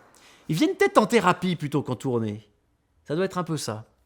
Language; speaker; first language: French; native; French